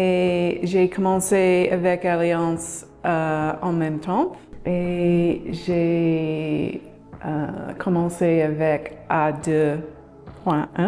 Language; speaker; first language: French; non-native, learner; English